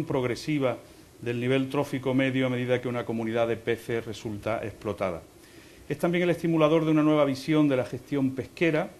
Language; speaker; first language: Spanish; native; Spanish